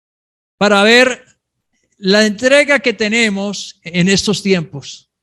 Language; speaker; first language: Spanish; native; Spanish